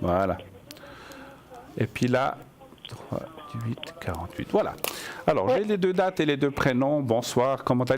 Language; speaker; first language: French; native; French